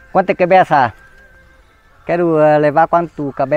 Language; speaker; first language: Portuguese; non-native, learner; Vietnamese